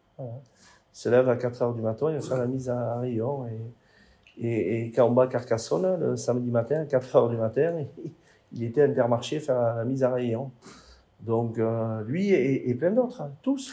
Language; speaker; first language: French; native; French